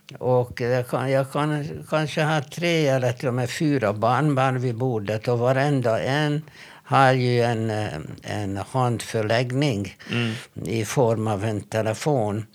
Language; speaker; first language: Swedish; non-native, fluent; Hebrew